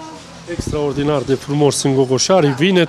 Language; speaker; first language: Romanian; native; Romanian